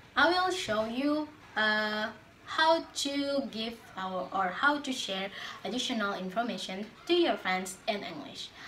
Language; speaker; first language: English; non-native, learner; Indonesian